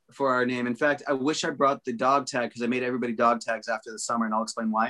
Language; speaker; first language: English; native; English